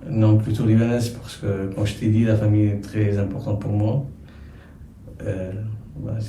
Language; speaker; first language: French; non-native, local second language; Arabic